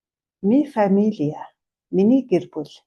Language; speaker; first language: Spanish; non-native, fluent; Mongolian